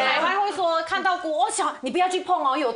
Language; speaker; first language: Chinese; native; Chinese